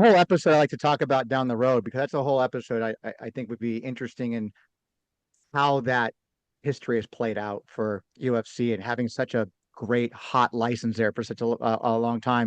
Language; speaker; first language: English; native; English